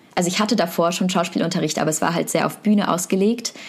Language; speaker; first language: German; native; German